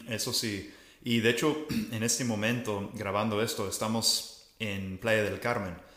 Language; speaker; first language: Spanish; non-native, fluent; English